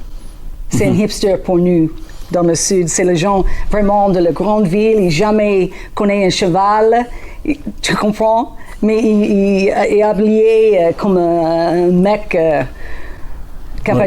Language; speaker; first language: French; non-native, learner; English